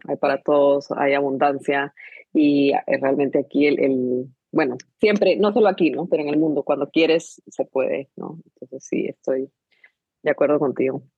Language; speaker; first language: Spanish; native; Spanish